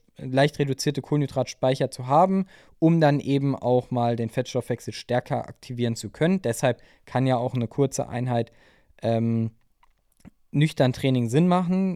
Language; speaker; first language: German; native; German